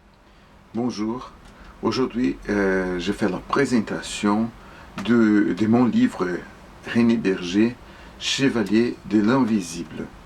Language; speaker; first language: French; non-native, fluent; Portuguese